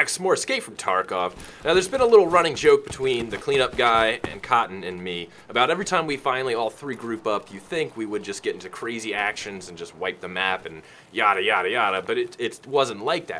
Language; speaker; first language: English; native; English